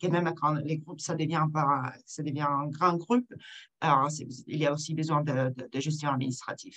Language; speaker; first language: French; non-native, fluent; Italian